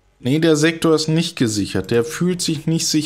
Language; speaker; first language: German; native; German